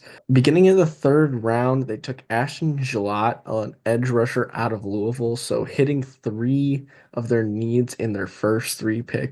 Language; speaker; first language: English; native; English